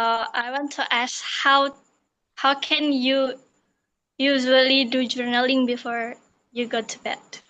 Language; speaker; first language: English; non-native, learner; Indonesian